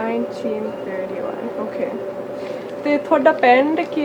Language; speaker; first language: Punjabi; early bilingual, heritage; Punjabi